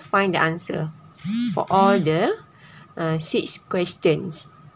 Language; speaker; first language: English; non-native, local second language; Malay